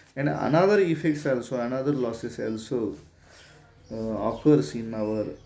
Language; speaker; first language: English; non-native, local second language; Marathi